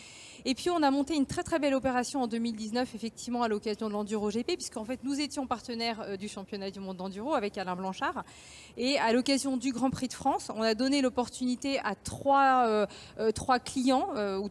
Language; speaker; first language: French; native; French